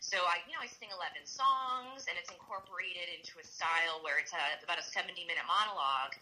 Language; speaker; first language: English; native; English